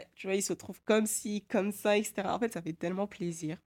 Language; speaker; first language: French; native; French